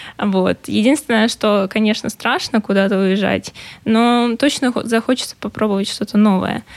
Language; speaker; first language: Russian; native; Russian